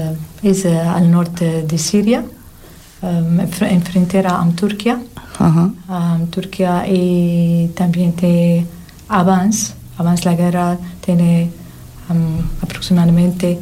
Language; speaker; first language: Catalan; non-native, learner; Arabic